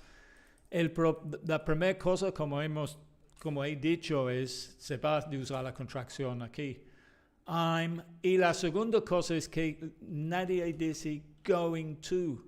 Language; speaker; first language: Spanish; non-native, fluent; English